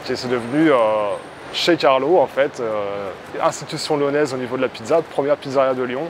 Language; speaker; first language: French; native; French